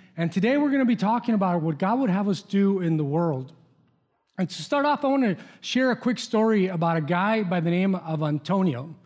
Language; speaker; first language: English; non-native, fluent; Spanish